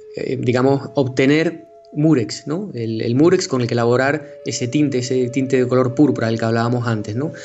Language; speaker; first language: Spanish; native; Spanish